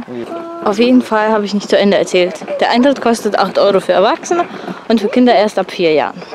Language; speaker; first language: German; native; German